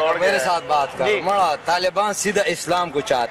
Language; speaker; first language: Hindi; non-native, local second language; Pashto